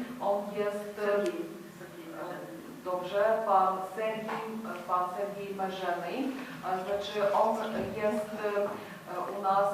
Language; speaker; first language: Polish; non-native, fluent; Ukrainian